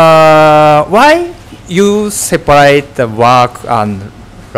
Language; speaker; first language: English; non-native, fluent; Japanese